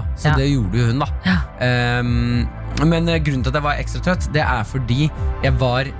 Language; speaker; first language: Norwegian; native; Norwegian